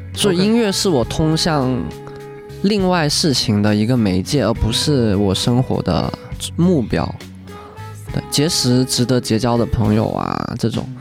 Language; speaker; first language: Chinese; non-native, local second language; Cantonese